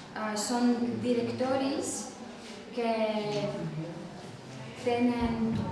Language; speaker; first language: Catalan; non-native, fluent; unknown